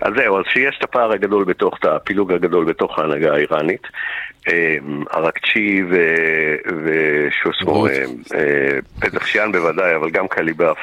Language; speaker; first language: Hebrew; non-native, local second language; English